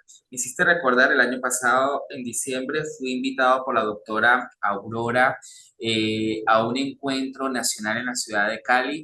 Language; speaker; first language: Spanish; native; Spanish